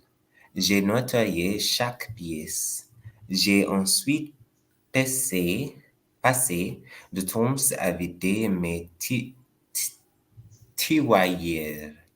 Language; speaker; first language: French; non-native, learner; English